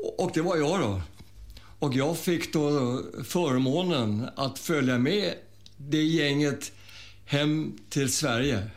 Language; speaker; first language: Swedish; early bilingual, other home language; German